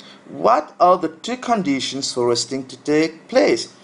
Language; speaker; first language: English; non-native, local second language; Morisyen